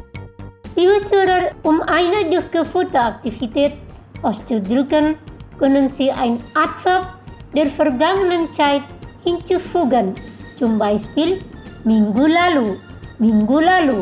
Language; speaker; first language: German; non-native, fluent; Indonesian